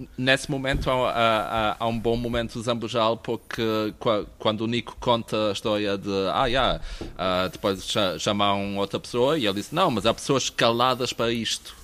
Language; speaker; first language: Portuguese; native; Portuguese